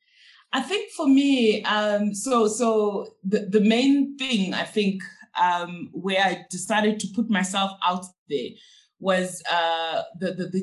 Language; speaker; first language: English; non-native, local second language; Shona